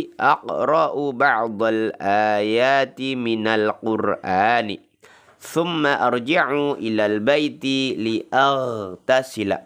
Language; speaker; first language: Arabic; non-native, learner; Indonesian